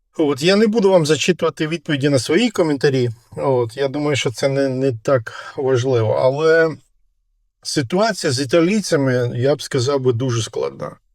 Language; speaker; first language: Ukrainian; native; Ukrainian